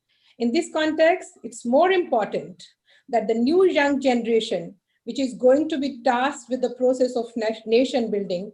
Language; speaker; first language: English; non-native, local second language; Hindi